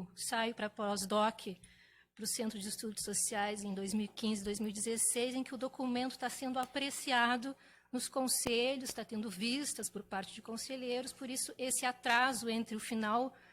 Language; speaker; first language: Portuguese; native; Portuguese